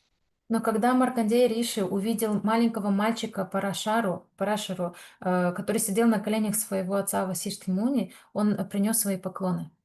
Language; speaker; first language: Russian; native; Russian